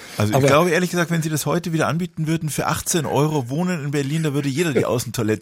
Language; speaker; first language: German; native; German